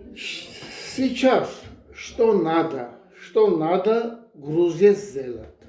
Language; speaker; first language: Russian; non-native, local second language; Georgian